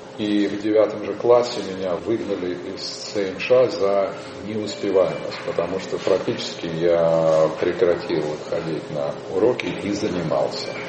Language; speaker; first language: Russian; native; Russian